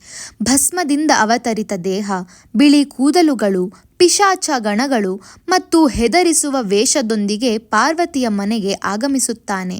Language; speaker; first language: Kannada; native; Kannada